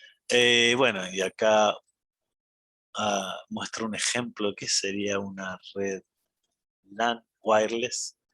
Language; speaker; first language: Spanish; native; Spanish